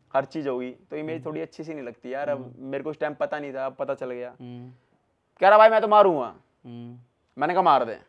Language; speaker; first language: Hindi; native; Hindi